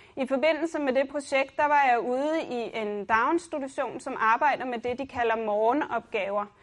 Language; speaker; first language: Danish; native; Danish